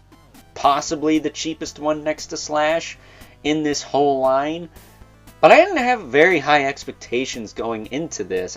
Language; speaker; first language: English; native; English